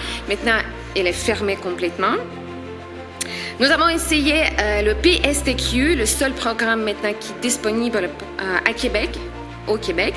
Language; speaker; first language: French; non-native, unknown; Ukrainian